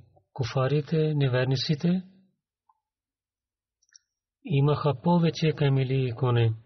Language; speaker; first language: Bulgarian; non-native, learner; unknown